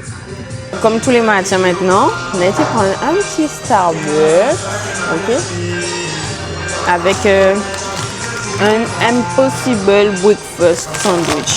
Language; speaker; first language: French; native; French